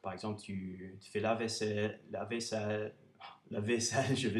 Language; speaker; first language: French; non-native, fluent; English